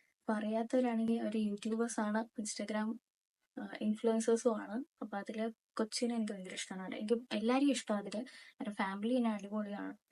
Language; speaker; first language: Malayalam; non-native, local second language; Tamil